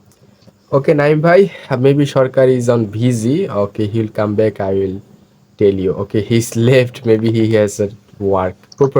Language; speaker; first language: English; non-native, fluent; Bangla